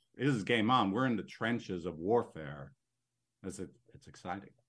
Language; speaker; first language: English; native; English